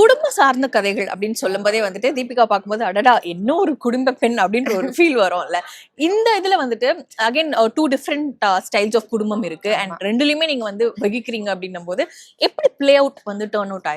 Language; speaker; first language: Tamil; native; Tamil